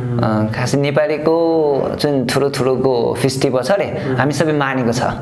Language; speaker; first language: Nepali; non-native, learner; Chinese